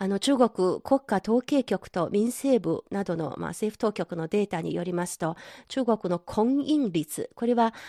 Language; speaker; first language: Japanese; non-native, fluent; Chinese